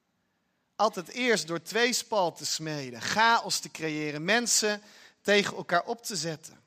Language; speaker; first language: Dutch; native; Dutch